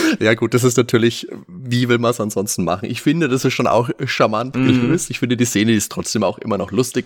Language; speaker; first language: German; native; German